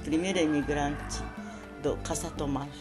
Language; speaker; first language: Portuguese; non-native, learner; Japanese